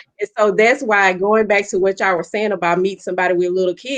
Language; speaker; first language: English; native; English